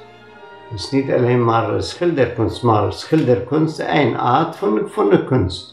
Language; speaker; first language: Dutch; non-native, fluent; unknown